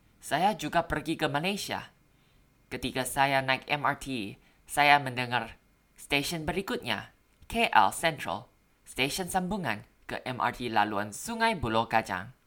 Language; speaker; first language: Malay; non-native, learner; Thai